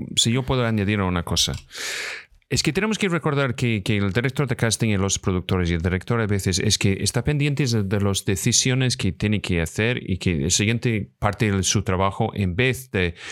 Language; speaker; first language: Spanish; non-native, fluent; English